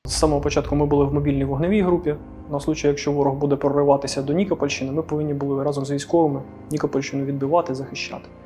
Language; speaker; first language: Ukrainian; non-native, local second language; Russian